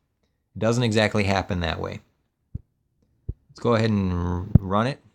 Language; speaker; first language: English; native; English